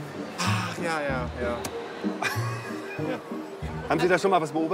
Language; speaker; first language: German; native; German